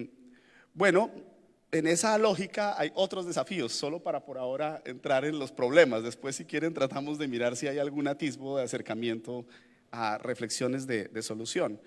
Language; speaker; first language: Spanish; native; Spanish